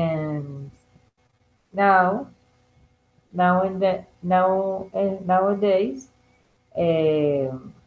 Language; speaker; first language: English; non-native, learner; Spanish